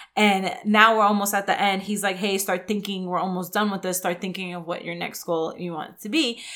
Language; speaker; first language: English; native; English